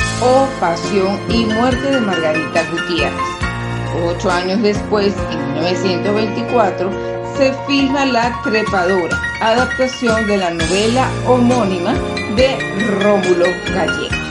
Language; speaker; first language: Spanish; native; Spanish